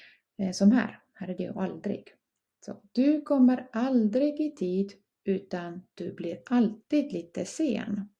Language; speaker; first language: Swedish; non-native, fluent; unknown